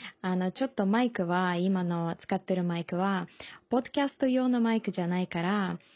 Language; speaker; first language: Japanese; non-native, learner; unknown